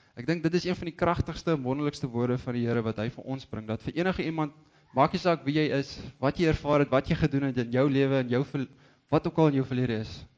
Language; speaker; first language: Afrikaans; native; Afrikaans